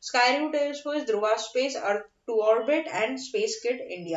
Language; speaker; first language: English; non-native, local second language; Hindi